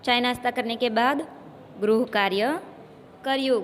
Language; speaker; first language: Hindi; non-native, local second language; Gujarati